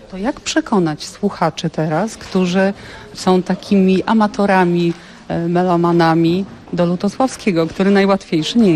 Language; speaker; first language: Polish; native; Polish